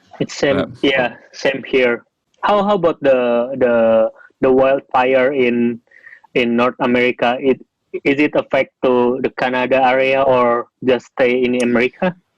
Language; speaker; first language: English; non-native, fluent; Indonesian